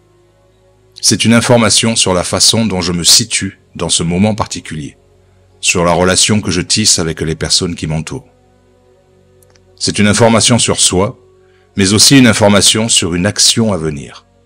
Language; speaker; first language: French; native; French